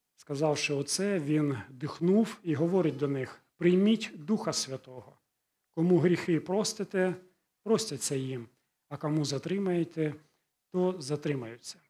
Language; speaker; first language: Ukrainian; non-native, local second language; Russian